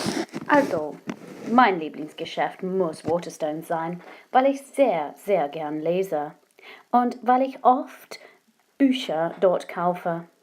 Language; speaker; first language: German; non-native, fluent; English